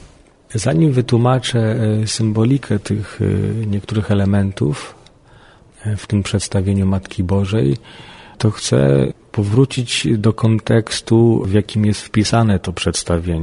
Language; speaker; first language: Polish; native; Polish